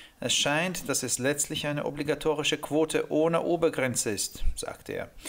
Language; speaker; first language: German; non-native, fluent; Hungarian